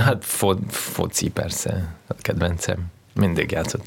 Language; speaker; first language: Hungarian; non-native, fluent; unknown